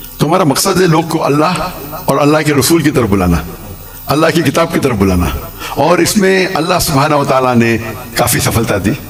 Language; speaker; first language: Urdu; non-native, local second language; English